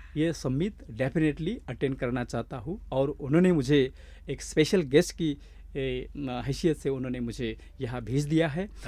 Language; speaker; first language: Hindi; non-native, local second language; Marathi